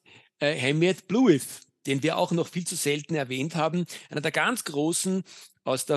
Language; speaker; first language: German; native; German